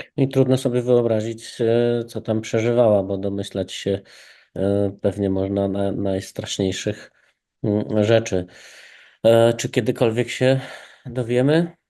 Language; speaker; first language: Polish; native; Polish